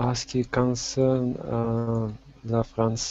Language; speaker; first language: French; non-native, learner; Russian